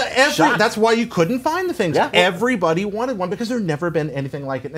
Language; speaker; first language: English; native; English